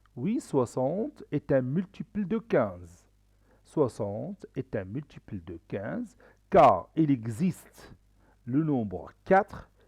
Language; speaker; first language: French; non-native, local second language; Arabic